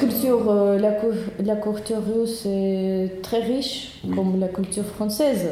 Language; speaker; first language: French; non-native, learner; Russian